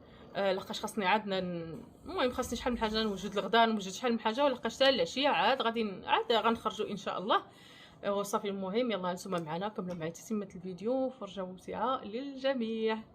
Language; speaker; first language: Arabic; native; Arabic